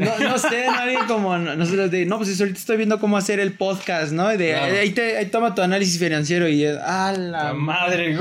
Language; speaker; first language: Spanish; native; Spanish